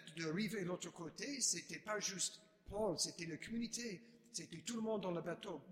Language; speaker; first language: French; non-native, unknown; English